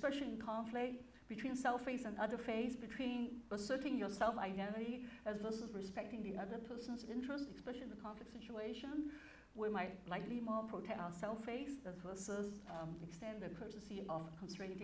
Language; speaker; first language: English; non-native, local second language; Cantonese